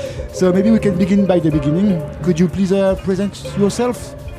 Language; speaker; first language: English; non-native, learner; French